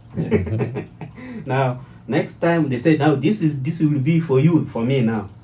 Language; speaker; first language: English; non-native, learner; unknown